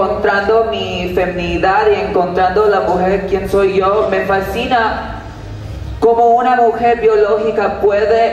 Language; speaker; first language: Spanish; early bilingual, heritage; Spanish